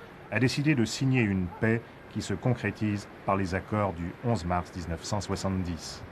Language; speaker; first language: French; native; French